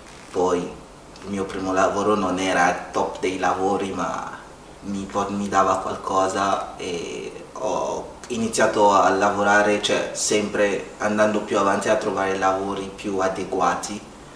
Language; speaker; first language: Italian; non-native, fluent; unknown